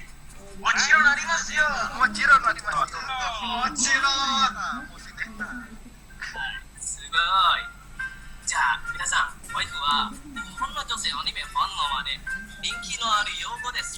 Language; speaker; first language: Japanese; non-native, learner; Indonesian